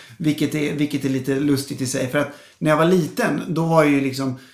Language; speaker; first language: Swedish; early bilingual, other home language; Italian